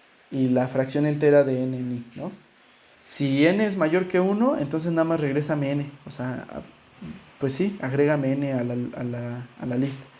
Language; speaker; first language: Spanish; native; Spanish